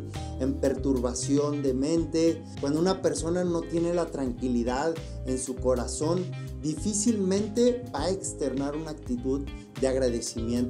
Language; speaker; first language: Spanish; native; Spanish